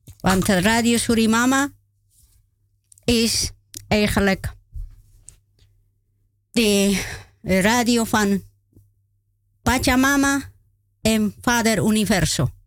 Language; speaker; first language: Dutch; non-native, learner; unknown